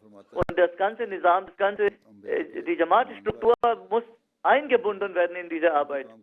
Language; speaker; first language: German; non-native, fluent; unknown